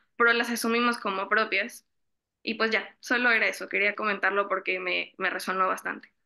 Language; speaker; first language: Spanish; native; Spanish